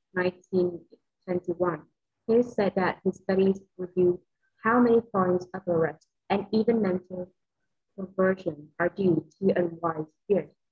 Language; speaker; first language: English; non-native, fluent; Vietnamese